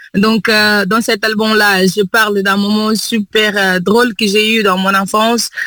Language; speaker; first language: French; non-native, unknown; Kabuverdianu